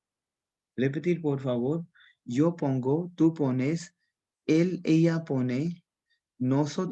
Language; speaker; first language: Spanish; non-native, fluent; Hindi